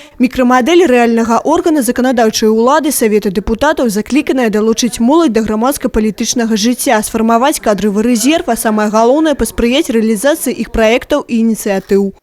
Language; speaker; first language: Belarusian; native; Belarusian